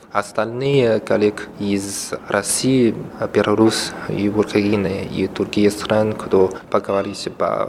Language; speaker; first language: Russian; non-native, fluent; Chinese